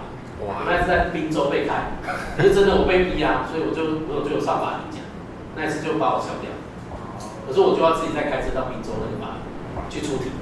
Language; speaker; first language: Chinese; native; Chinese